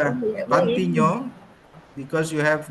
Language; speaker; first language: English; non-native, learner; Indonesian